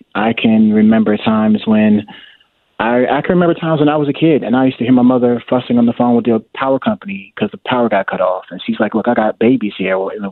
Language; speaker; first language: English; native; English